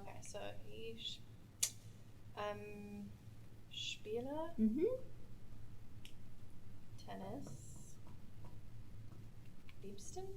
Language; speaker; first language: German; non-native, learner; English